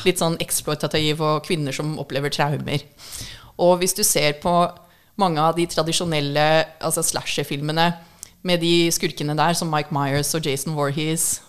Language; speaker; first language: Norwegian; early bilingual, other home language; English